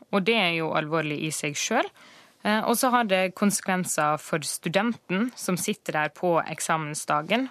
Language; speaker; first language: Norwegian; native; Norwegian